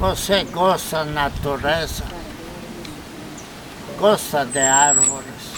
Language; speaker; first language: Portuguese; non-native, fluent; Polish